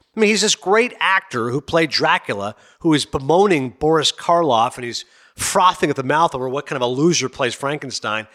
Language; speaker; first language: English; native; English